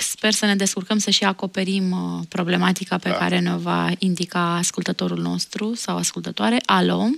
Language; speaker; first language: Romanian; native; Romanian